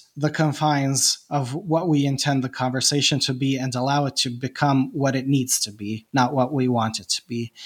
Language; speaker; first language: English; non-native, fluent; Bosnian